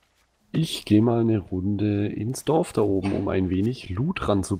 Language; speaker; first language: German; native; German